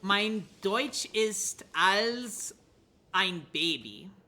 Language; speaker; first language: German; non-native, learner; English